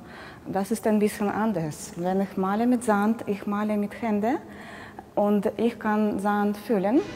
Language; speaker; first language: German; non-native, learner; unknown